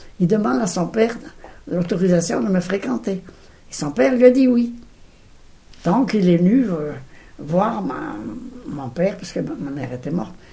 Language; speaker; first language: French; non-native, local second language; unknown